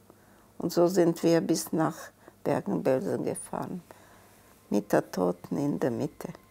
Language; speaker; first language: German; non-native, fluent; Czech